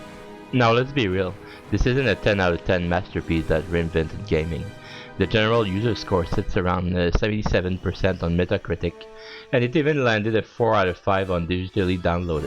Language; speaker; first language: English; native; English